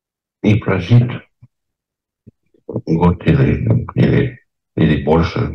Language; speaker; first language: Russian; non-native, fluent; English